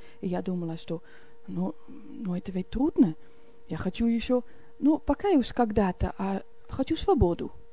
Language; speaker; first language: Russian; non-native, fluent; Dutch